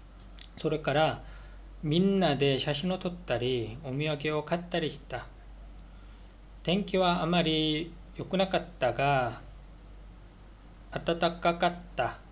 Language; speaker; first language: Japanese; non-native, learner; Korean